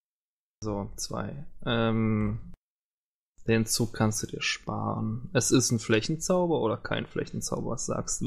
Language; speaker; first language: German; native; German